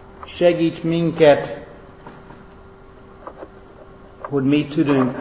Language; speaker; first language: Hungarian; non-native, fluent; English